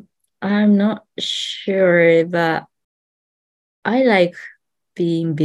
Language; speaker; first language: English; non-native, learner; Japanese